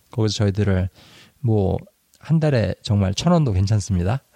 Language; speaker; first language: Korean; native; Korean